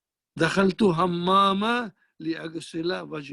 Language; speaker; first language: Arabic; non-native, fluent; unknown